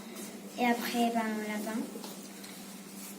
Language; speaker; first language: French; non-native, local second language; Spanish